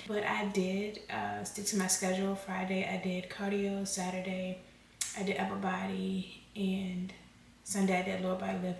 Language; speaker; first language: English; native; English